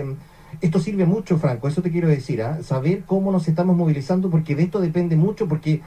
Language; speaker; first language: Spanish; native; Spanish